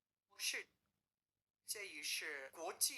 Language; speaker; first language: Chinese; non-native, learner; English